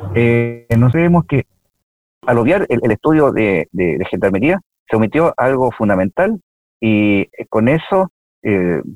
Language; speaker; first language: Spanish; native; Spanish